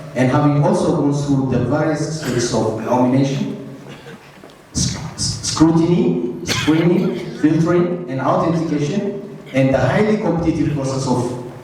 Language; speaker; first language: English; non-native, local second language; Amharic